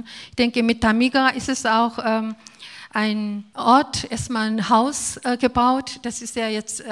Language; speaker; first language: German; non-native, fluent; Korean